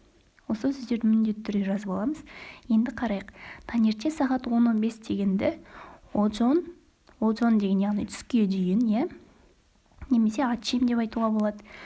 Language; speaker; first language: Kazakh; non-native, learner; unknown